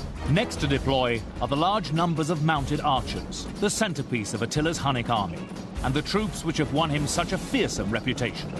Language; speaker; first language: English; native; English